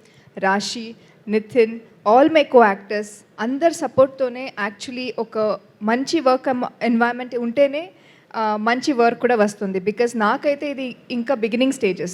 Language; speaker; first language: Telugu; non-native, learner; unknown